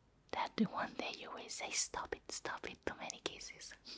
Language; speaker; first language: English; non-native, fluent; Italian